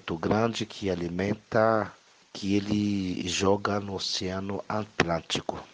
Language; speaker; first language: Portuguese; non-native, fluent; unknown